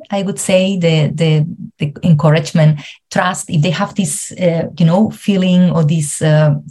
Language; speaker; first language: English; non-native, fluent; Spanish